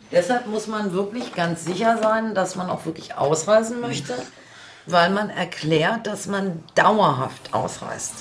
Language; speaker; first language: German; native; German